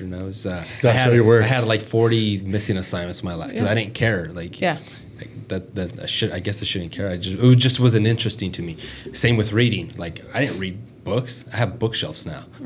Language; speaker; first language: English; native; English